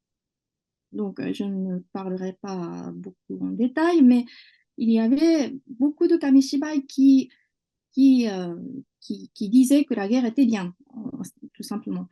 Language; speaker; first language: French; non-native, fluent; Japanese